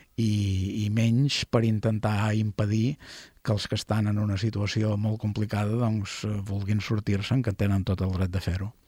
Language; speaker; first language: Catalan; native; Catalan